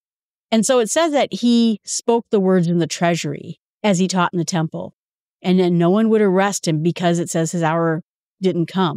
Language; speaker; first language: English; native; English